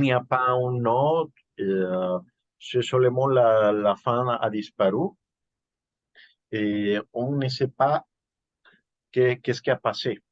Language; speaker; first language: French; non-native, learner; Spanish